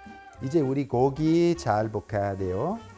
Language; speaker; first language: Korean; non-native, fluent; Italian